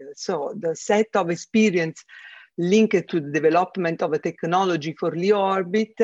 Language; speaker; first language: English; non-native, fluent; Italian